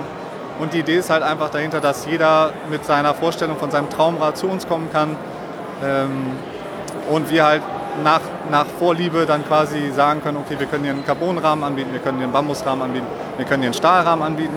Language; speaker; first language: German; native; German